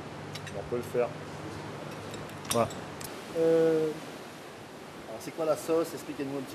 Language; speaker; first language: French; native; French